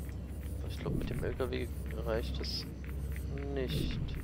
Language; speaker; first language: German; native; German